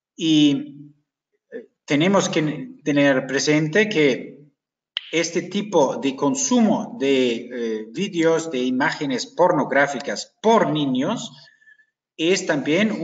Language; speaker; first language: Spanish; non-native, fluent; German